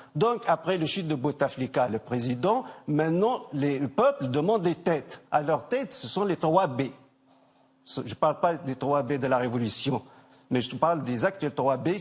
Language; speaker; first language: French; non-native, local second language; Arabic